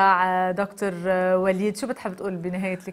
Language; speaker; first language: Arabic; native; Arabic